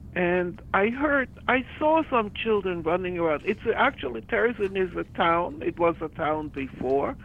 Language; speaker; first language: English; early bilingual, other home language; German